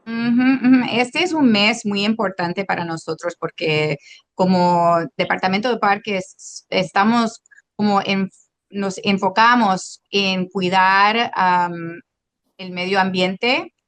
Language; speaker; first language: Spanish; non-native, local second language; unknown